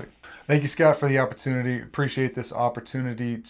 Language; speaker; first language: English; native; English